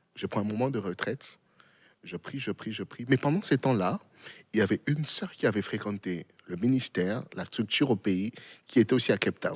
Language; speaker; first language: French; non-native, local second language; Swahili